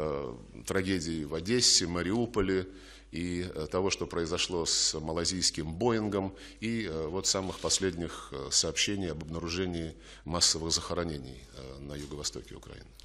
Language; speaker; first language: Russian; native; Russian